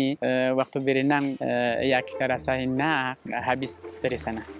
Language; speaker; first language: Indonesian; non-native, learner; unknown